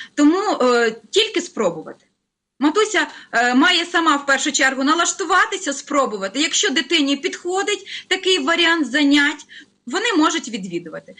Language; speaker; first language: Ukrainian; native; Ukrainian